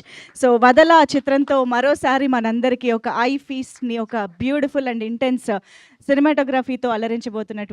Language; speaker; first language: Telugu; native; Telugu